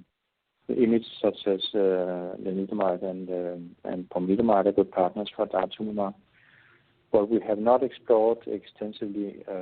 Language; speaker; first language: English; non-native, fluent; Danish